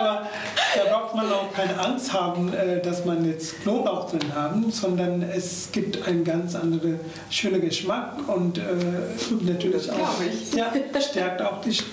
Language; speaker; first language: German; non-native, fluent; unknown